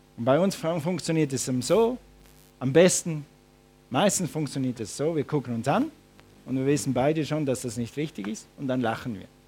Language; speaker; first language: German; non-native, fluent; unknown